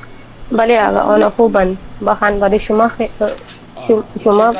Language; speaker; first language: Persian; non-native, learner; Urdu